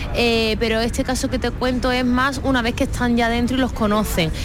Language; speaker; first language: Spanish; native; Spanish